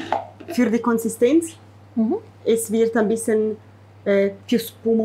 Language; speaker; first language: German; non-native, fluent; Italian